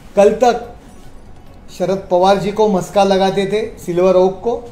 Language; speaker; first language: Hindi; non-native, local second language; Marathi